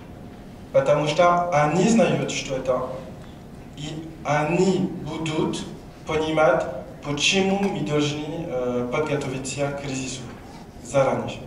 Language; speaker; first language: Russian; non-native, learner; French